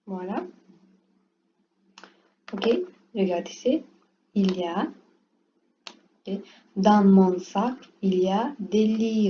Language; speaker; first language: French; non-native, learner; Portuguese